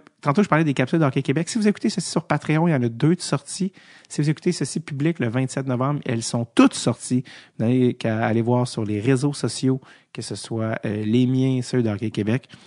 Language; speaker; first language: French; native; French